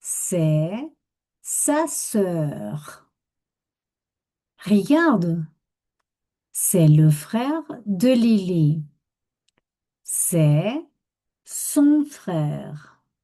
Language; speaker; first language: French; non-native, fluent; Spanish